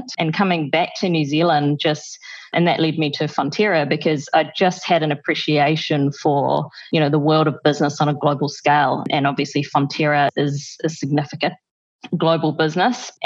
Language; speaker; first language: English; native; English